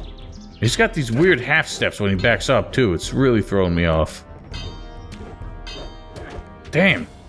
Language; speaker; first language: English; native; English